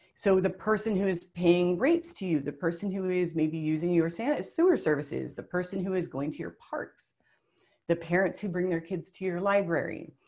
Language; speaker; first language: English; native; English